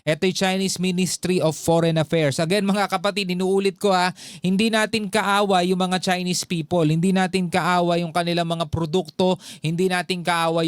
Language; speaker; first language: Filipino; native; Filipino